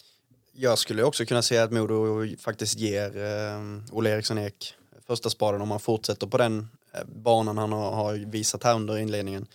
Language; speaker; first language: Swedish; native; Swedish